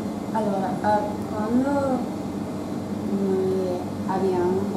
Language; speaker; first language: Italian; non-native, learner; English